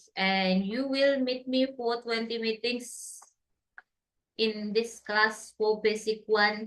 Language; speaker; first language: English; non-native, fluent; Indonesian